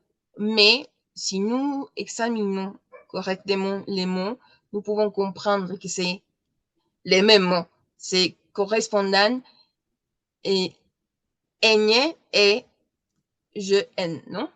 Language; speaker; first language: French; non-native, learner; Spanish